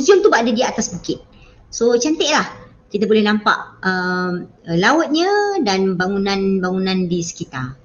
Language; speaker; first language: Malay; native; Malay